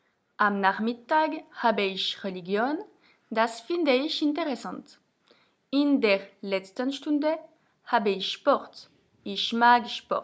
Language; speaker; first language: German; non-native, fluent; French